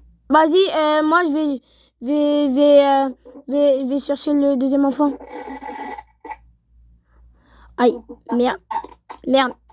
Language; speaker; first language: French; native; French